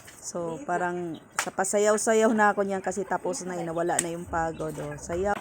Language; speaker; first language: Filipino; non-native, local second language; Cebuano